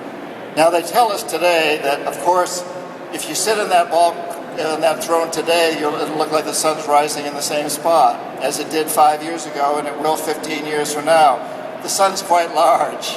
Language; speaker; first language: English; native; English